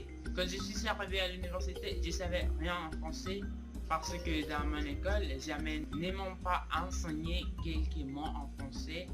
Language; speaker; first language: French; non-native, learner; Spanish